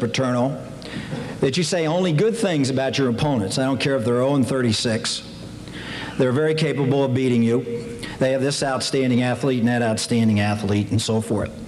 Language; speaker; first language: English; native; English